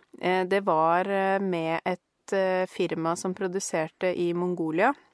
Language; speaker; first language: Norwegian; native; Norwegian